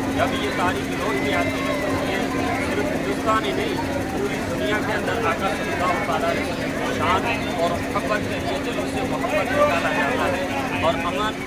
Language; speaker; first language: Urdu; non-native, local second language; Gujarati